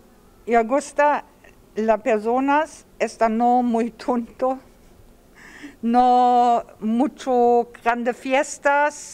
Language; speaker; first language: Spanish; non-native, learner; German